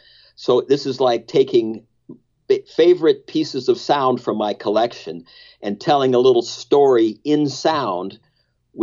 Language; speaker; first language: English; native; English